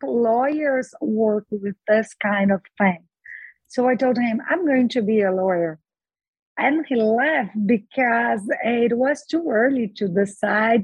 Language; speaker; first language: English; non-native, fluent; Portuguese